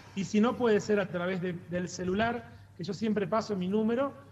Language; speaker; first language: Spanish; native; Spanish